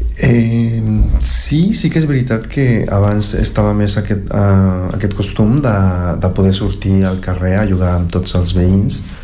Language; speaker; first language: Catalan; non-native, fluent; Spanish